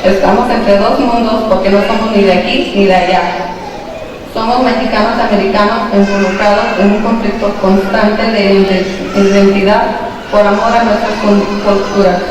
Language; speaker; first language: Spanish; early bilingual, heritage; Spanish